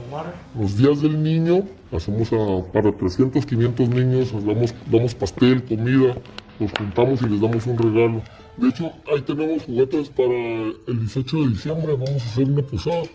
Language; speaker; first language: Spanish; native; Spanish